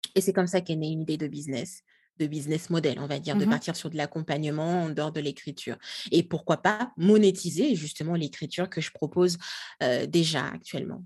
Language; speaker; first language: French; non-native, local second language; Lingala